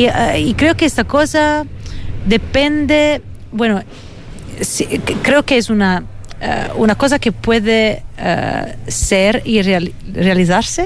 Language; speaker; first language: Spanish; non-native, fluent; Italian